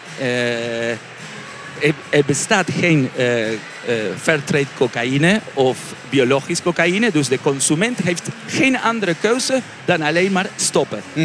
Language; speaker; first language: Dutch; non-native, fluent; Spanish